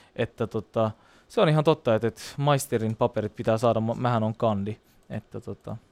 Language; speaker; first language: Finnish; non-native, fluent; Turkish